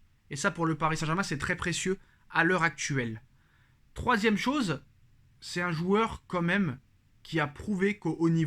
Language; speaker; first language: French; native; French